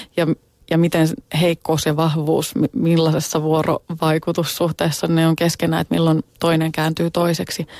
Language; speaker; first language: Finnish; native; Finnish